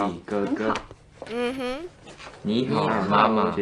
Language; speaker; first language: Chinese; non-native, learner; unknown